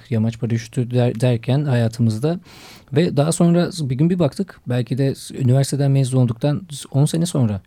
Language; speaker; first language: Turkish; native; Turkish